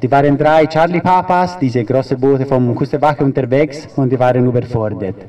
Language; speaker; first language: German; non-native, fluent; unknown